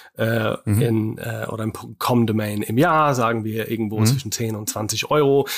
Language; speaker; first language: German; non-native, fluent; English